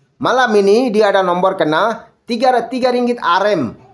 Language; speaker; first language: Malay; non-native, learner; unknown